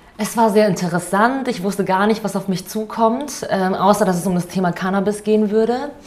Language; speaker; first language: German; early bilingual, other home language; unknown